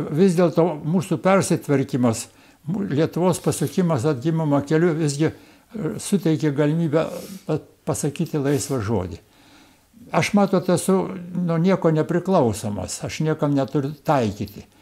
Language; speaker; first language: Lithuanian; native; Lithuanian